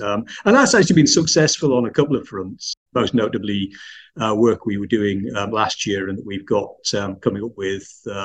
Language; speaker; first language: English; native; English